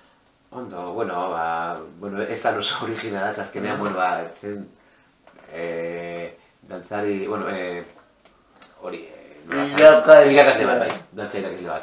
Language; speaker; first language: Basque; non-native, local second language; Spanish